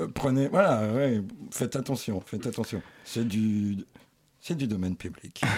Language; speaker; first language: French; native; French